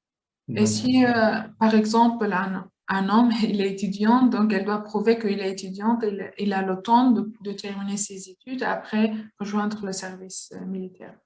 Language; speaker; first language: French; non-native, learner; Kurdish